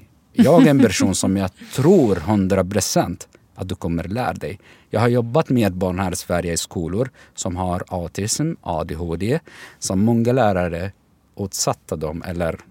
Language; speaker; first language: Swedish; non-native, fluent; Arabic